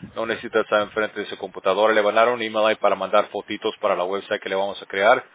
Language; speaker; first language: Spanish; early bilingual, heritage; Spanish